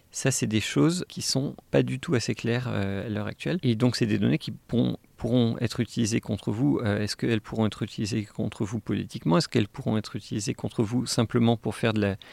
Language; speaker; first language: French; native; French